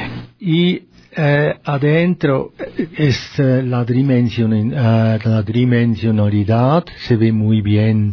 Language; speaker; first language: Spanish; non-native, learner; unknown